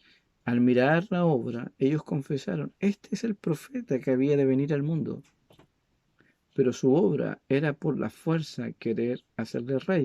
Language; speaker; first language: Spanish; native; Spanish